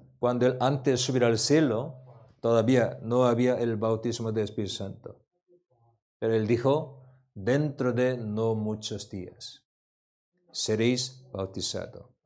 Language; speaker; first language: Spanish; non-native, learner; Korean